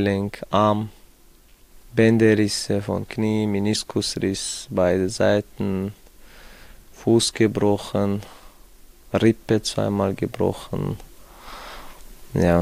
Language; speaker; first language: German; non-native, fluent; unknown